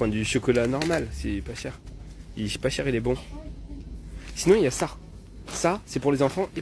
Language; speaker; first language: French; native; French